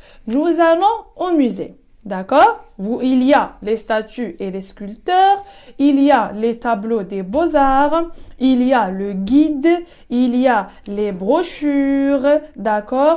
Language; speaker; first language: French; non-native, local second language; Arabic